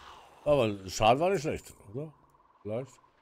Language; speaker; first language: German; native; German